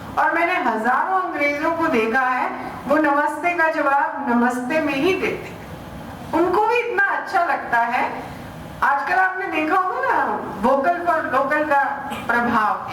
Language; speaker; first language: Hindi; native; Hindi